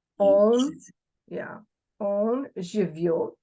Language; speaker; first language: Russian; non-native, fluent; English